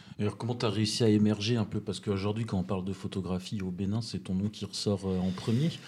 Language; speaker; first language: French; native; French